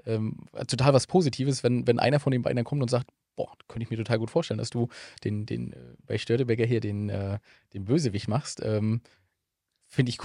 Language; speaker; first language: German; native; German